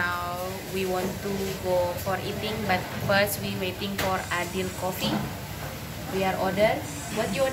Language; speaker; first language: English; non-native, learner; Indonesian